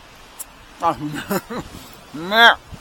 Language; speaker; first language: Japanese; native; Japanese